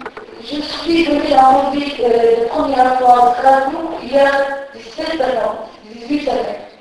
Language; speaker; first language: French; non-native, fluent; Turkish